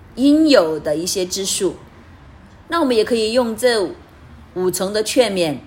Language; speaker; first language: Chinese; non-native, fluent; Cantonese